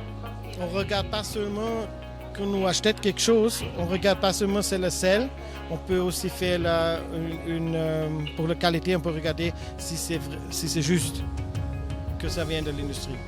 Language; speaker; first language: French; non-native, learner; German